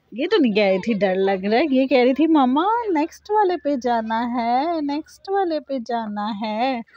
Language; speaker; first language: Hindi; native; Hindi